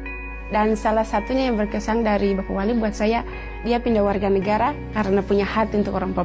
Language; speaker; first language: Indonesian; non-native, local second language; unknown